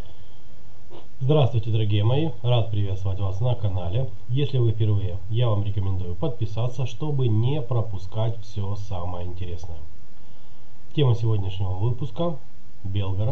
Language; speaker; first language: Russian; native; Russian